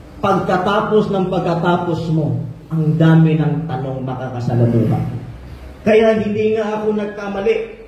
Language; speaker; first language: Filipino; non-native, local second language; Cebuano